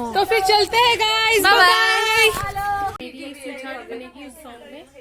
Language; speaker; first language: Hindi; non-native, local second language; Assamese